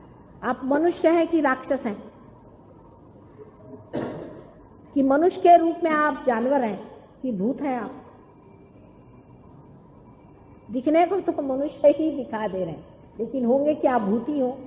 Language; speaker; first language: Hindi; non-native, local second language; Marathi